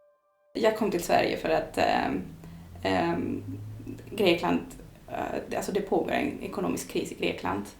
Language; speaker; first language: Swedish; non-native, fluent; Greek